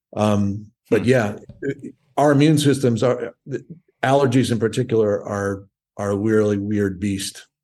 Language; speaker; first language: English; native; English